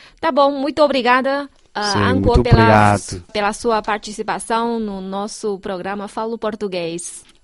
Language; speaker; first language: Portuguese; non-native, fluent; Chinese